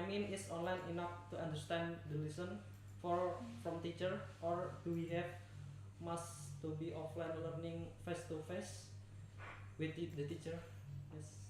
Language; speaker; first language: English; non-native, learner; Indonesian